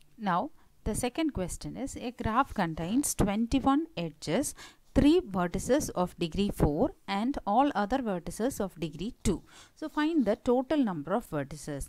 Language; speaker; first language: English; non-native, local second language; Malayalam